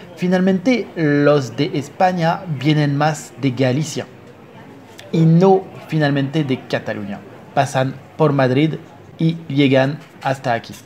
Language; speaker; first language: Spanish; non-native, fluent; French